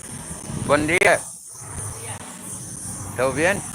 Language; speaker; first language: Spanish; non-native, learner; English